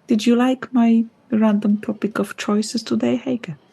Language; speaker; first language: English; non-native, fluent; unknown